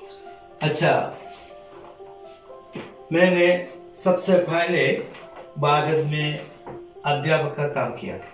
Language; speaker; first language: Hindi; non-native, local second language; Malayalam